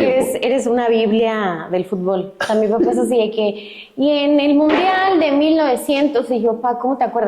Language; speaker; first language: Spanish; native; Spanish